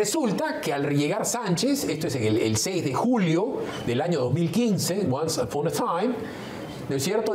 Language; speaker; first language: Spanish; native; Spanish